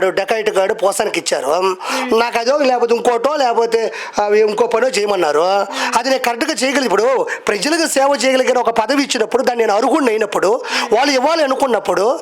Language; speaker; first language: Telugu; native; Telugu